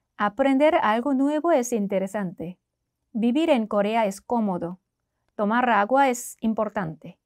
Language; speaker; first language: Spanish; non-native, fluent; Korean